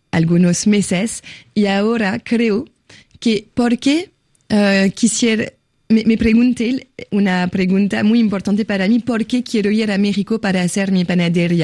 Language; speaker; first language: Spanish; non-native, fluent; French